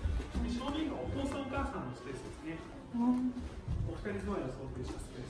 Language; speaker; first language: Japanese; native; Japanese